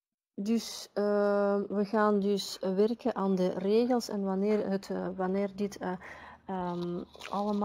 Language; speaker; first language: Dutch; non-native, fluent; Russian